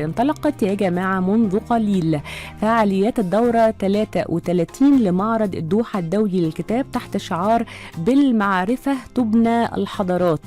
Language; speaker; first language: Arabic; native; Arabic